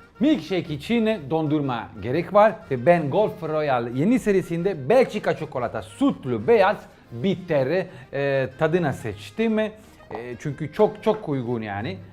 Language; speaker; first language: Turkish; non-native, learner; Italian